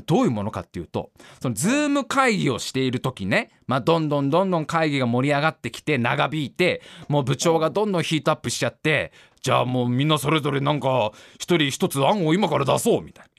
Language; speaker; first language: Japanese; native; Japanese